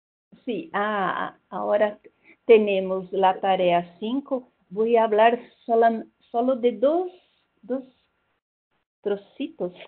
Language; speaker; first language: Spanish; non-native, fluent; Portuguese